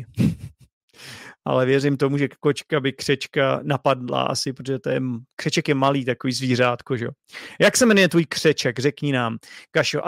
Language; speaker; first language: Czech; native; Czech